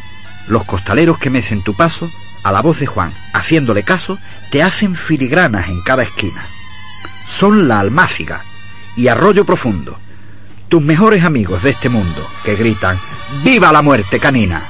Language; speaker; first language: Spanish; native; Spanish